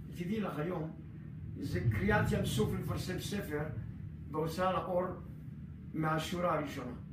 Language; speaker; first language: Hebrew; early bilingual, other home language; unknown